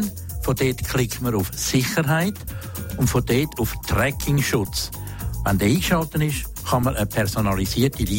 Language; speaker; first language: German; native; German